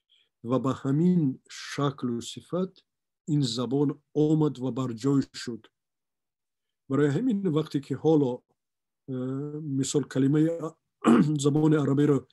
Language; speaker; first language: Persian; non-native, local second language; Shughni